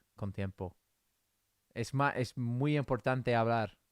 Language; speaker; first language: Spanish; non-native, learner; English